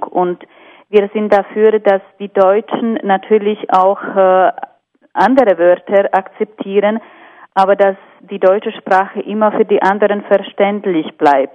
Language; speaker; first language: German; non-native, fluent; Slovak